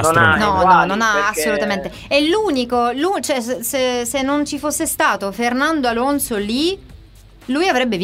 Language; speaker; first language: Italian; native; Italian